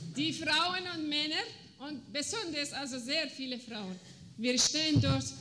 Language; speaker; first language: German; non-native, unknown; Persian